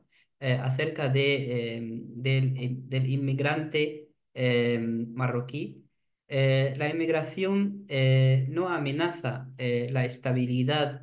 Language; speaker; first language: Spanish; non-native, fluent; Arabic